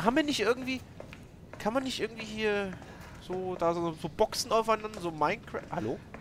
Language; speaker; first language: German; native; German